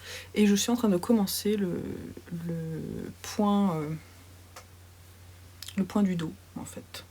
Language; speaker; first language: French; native; French